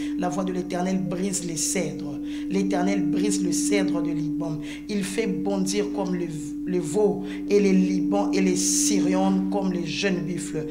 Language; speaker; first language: French; non-native, local second language; Lingala